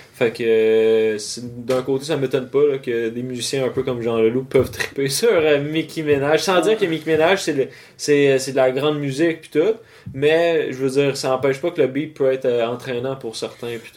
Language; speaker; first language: French; native; French